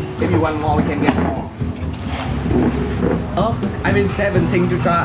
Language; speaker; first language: English; non-native, fluent; Vietnamese